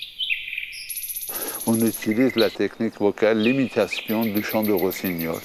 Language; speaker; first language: French; non-native, fluent; Persian